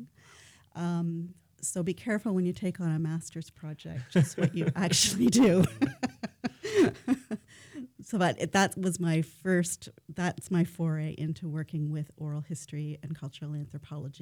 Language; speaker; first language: English; native; English